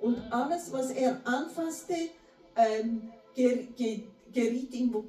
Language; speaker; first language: German; non-native, fluent; Portuguese